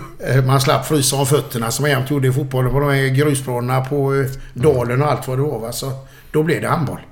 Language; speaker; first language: Swedish; native; Swedish